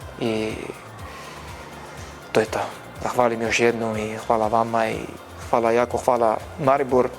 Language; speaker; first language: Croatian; non-native, learner; Arabic